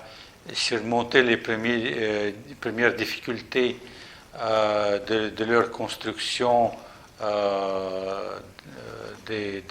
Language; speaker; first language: French; non-native, fluent; Russian